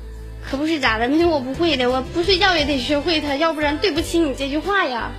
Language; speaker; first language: Chinese; native; Chinese